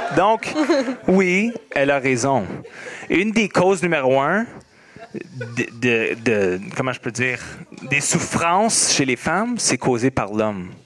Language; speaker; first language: French; native; French